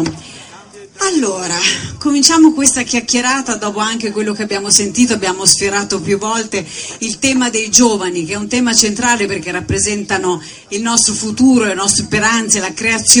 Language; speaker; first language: Italian; native; Italian